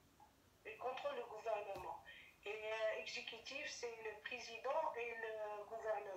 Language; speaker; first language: French; non-native, learner; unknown